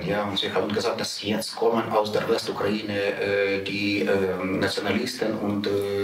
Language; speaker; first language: German; non-native, learner; Ukrainian